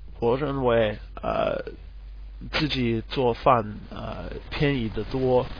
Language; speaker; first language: Chinese; non-native, learner; English